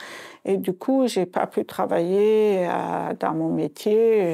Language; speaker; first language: French; non-native, fluent; Azerbaijani